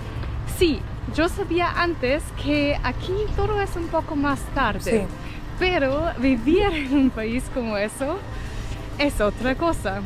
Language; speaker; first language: Spanish; non-native, fluent; German